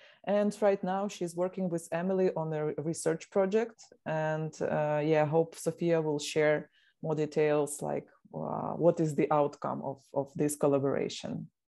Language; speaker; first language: English; non-native, fluent; Ukrainian